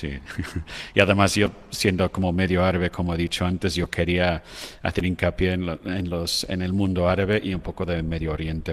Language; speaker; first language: Spanish; non-native, fluent; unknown